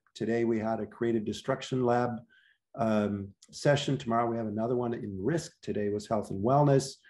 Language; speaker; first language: English; native; English